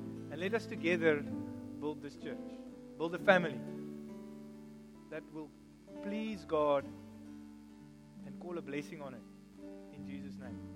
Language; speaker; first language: English; non-native, local second language; Afrikaans